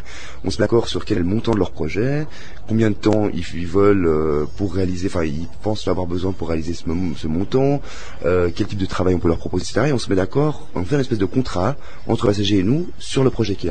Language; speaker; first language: French; native; French